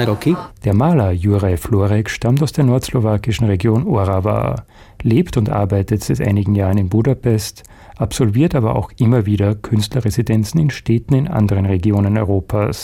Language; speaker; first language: German; native; German